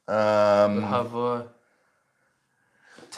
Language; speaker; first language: English; non-native, learner; Russian